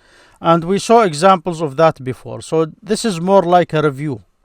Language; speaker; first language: English; non-native, fluent; Arabic